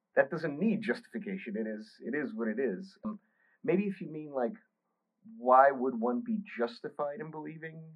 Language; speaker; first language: English; early bilingual, other home language; Bulgarian